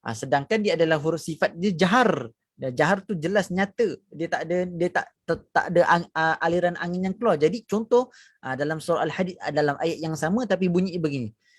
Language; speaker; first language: Malay; native; Malay